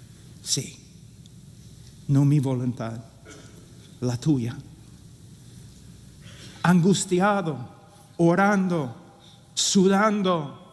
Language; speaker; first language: Spanish; non-native, fluent; English